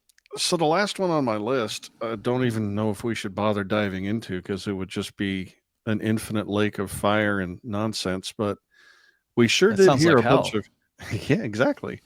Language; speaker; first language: English; native; English